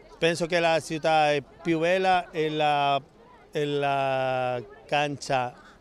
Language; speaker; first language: Italian; non-native, learner; Spanish